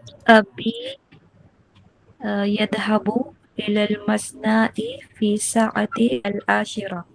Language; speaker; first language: Arabic; non-native, learner; Filipino